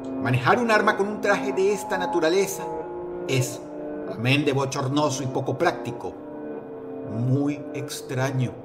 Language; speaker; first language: Spanish; native; Spanish